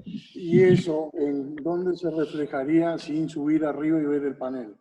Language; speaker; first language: Spanish; native; Spanish